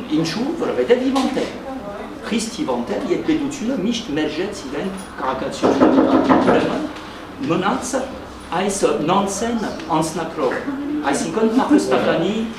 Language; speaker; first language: Armenian; early bilingual, heritage; Armenian